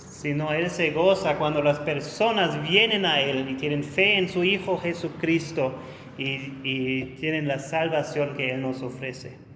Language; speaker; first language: Spanish; non-native, fluent; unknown